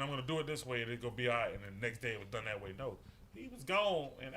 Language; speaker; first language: English; native; English